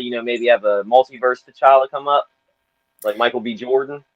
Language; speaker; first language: English; native; English